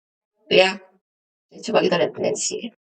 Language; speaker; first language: Indonesian; native; Indonesian